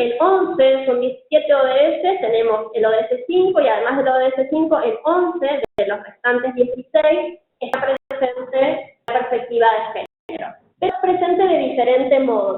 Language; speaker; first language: Spanish; native; Spanish